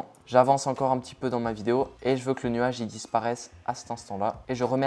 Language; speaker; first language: French; native; French